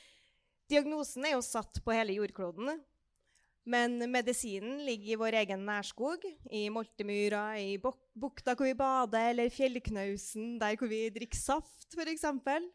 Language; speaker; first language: Norwegian; native; Norwegian